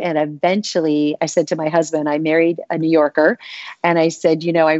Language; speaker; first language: English; native; English